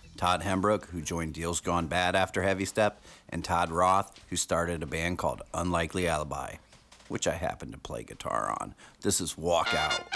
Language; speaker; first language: English; native; English